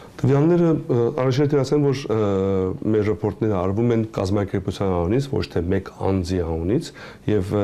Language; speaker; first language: Armenian; early bilingual, heritage; Armenian